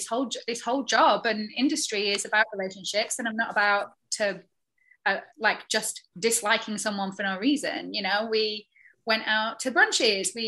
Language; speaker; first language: English; native; English